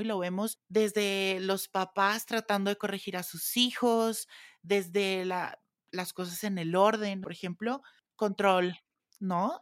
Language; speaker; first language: Spanish; native; Spanish